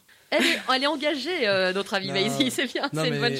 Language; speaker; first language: French; native; French